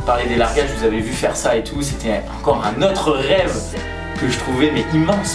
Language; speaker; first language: French; native; French